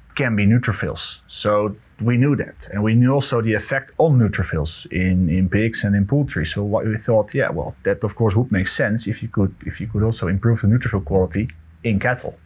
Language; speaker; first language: English; non-native, fluent; Dutch